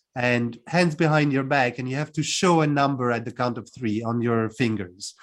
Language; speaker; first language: English; non-native, fluent; French